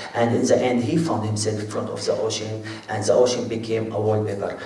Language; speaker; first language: English; non-native, fluent; Arabic